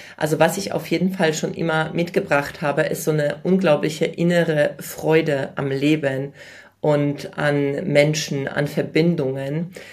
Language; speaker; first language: German; early bilingual, other home language; Polish